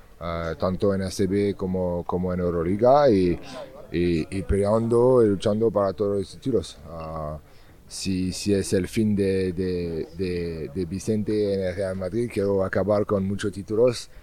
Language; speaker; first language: Spanish; non-native, learner; French